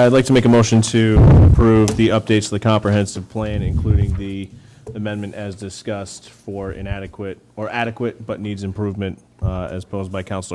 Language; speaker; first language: English; native; English